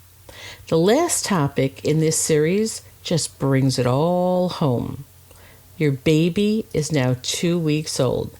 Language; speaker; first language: English; native; English